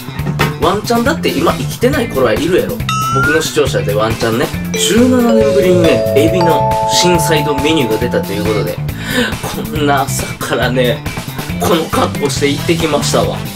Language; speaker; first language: Japanese; native; Japanese